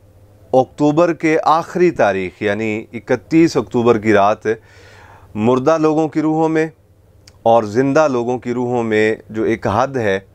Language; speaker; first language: Urdu; native; Urdu